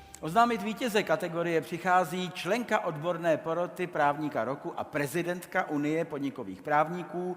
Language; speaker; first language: Czech; native; Czech